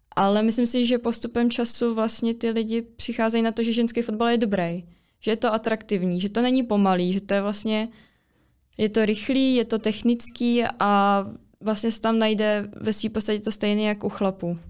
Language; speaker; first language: Czech; native; Czech